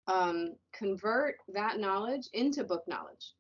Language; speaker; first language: English; native; English